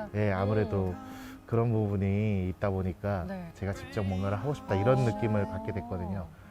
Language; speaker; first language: Korean; native; Korean